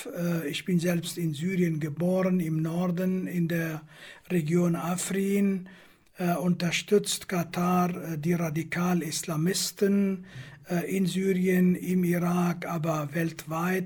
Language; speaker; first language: German; non-native, fluent; Kurdish